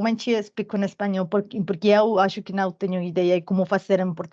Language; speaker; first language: Portuguese; non-native, learner; Spanish